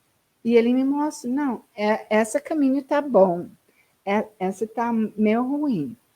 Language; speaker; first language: Portuguese; non-native, learner; English